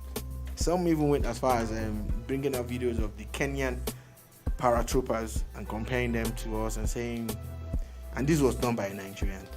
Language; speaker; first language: English; non-native, local second language; Yoruba